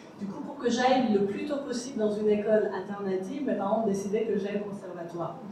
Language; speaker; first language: French; non-native, fluent; Persian